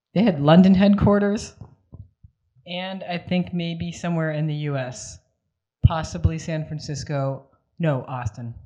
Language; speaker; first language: English; native; English